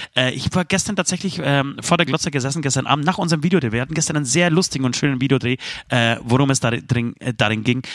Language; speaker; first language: German; early bilingual, other home language; Polish